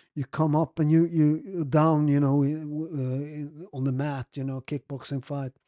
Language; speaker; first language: English; non-native, fluent; Italian